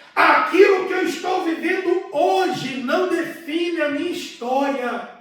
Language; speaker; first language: Portuguese; native; Portuguese